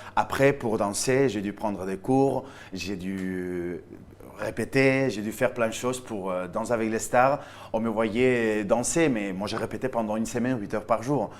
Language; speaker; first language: French; non-native, fluent; Spanish